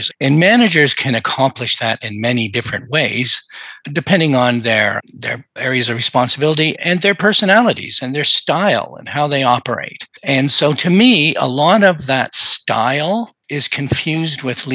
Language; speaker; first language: English; native; English